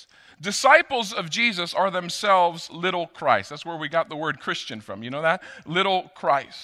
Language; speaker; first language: English; native; English